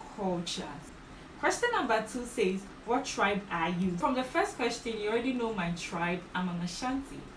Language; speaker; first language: English; non-native, local second language; Akan